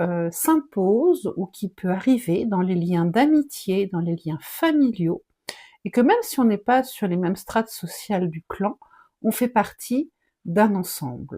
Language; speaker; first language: French; native; French